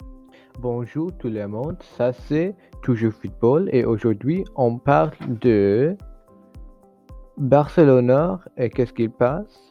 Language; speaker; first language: French; non-native, learner; English